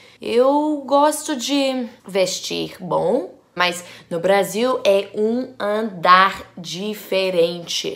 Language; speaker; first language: Portuguese; non-native, learner; English